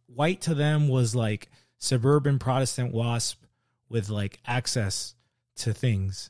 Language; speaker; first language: English; early bilingual, other home language; Spanish